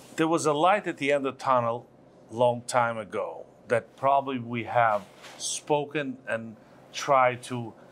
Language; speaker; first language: English; non-native, fluent; Albanian